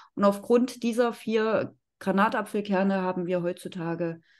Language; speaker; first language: German; native; German